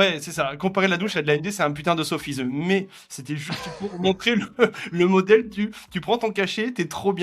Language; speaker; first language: French; native; French